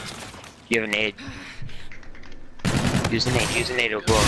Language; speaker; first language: English; native; English